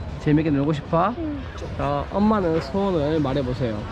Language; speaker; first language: Korean; native; Korean